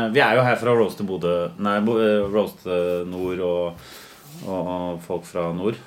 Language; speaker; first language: Norwegian; native; Norwegian